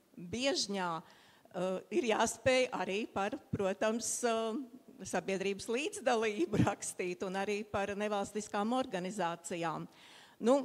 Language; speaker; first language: Latvian; native; Latvian